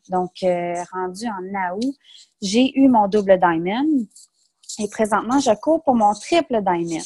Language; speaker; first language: French; native; French